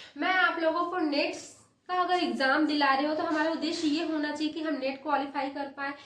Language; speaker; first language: Hindi; native; Hindi